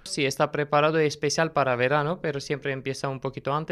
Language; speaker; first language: Spanish; non-native, learner; Armenian